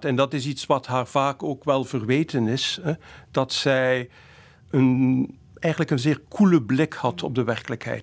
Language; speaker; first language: Dutch; native; Dutch